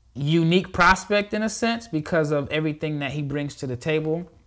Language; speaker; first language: English; native; English